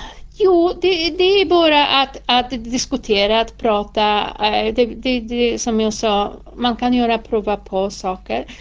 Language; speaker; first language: Swedish; non-native, fluent; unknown